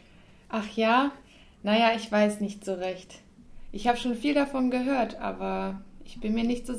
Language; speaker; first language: German; non-native, fluent; French